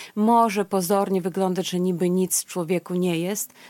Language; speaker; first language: Polish; non-native, fluent; Russian